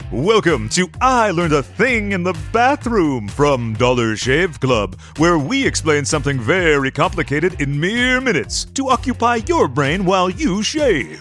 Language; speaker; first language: English; native; English